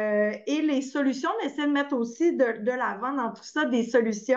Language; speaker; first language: French; native; French